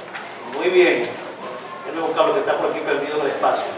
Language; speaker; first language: Spanish; native; Spanish